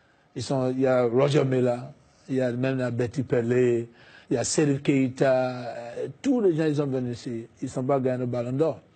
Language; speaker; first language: French; non-native, fluent; English